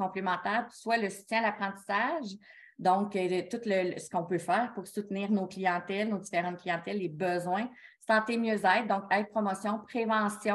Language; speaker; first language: French; native; French